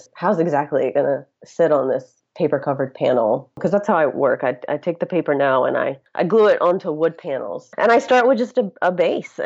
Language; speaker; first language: English; native; English